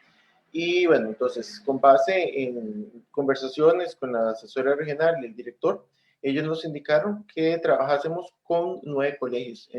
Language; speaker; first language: Spanish; native; Spanish